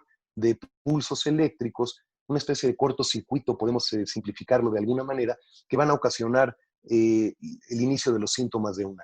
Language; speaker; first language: Spanish; native; Spanish